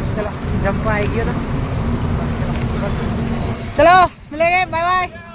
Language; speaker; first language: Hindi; non-native, local second language; Gujarati